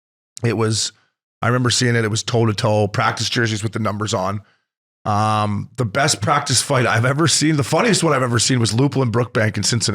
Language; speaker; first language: English; native; English